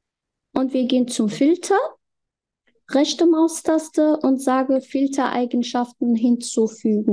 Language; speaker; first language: German; non-native, fluent; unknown